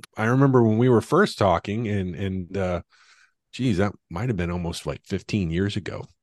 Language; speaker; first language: English; native; English